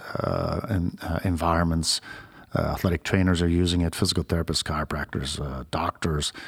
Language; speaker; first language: English; non-native, fluent; Dutch